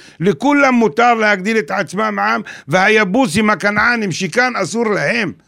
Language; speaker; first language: Hebrew; non-native, local second language; Arabic